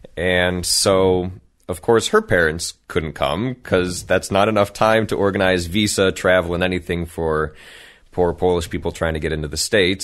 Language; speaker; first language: English; native; English